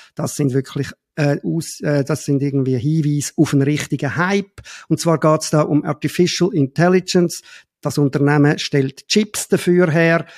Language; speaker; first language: German; native; German